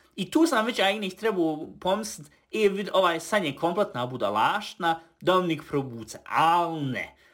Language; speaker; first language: Bosnian; early bilingual, heritage; Bosnian